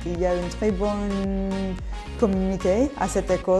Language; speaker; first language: French; non-native, fluent; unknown